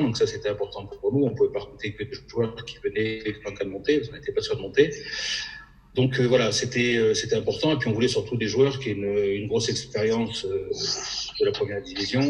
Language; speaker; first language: French; native; French